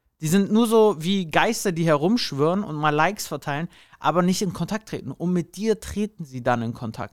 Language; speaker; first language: German; native; German